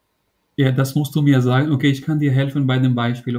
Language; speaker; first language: German; non-native, fluent; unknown